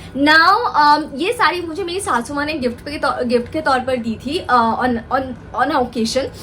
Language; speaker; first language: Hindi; non-native, local second language; Bangla